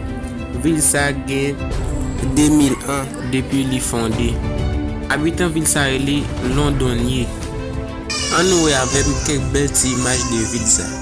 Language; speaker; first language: French; non-native, learner; Haitian Creole